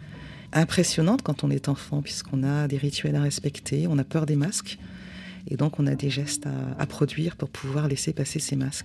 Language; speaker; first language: French; native; French